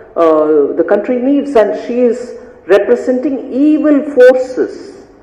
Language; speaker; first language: English; non-native, local second language; Tamil